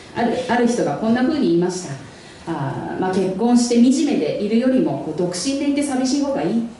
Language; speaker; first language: Japanese; non-native, fluent; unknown